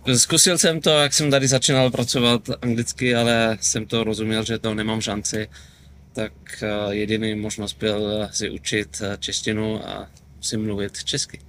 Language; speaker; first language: Czech; non-native, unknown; German